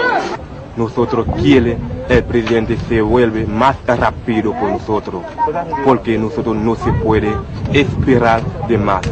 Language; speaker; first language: Spanish; non-native, local second language; Haitian Creole